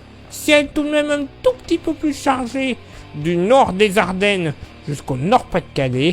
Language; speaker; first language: French; native; French